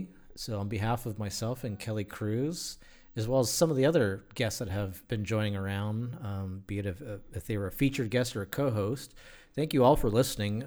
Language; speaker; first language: English; native; English